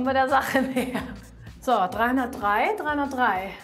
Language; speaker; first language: German; native; German